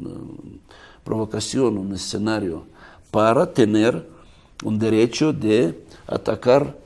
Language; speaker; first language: Spanish; non-native, fluent; Russian